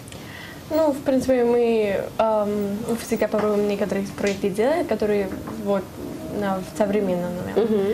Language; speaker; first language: Russian; non-native, learner; German